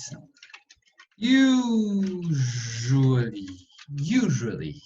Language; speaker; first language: English; non-native, fluent; Portuguese